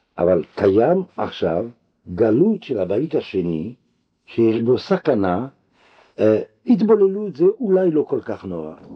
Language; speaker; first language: Hebrew; non-native, fluent; French